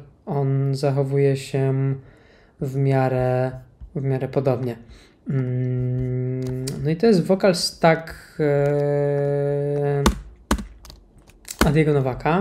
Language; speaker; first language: Polish; native; Polish